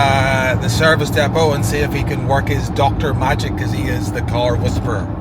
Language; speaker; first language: English; native; English